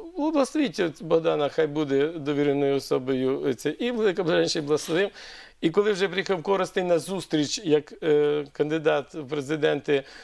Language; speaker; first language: Ukrainian; native; Ukrainian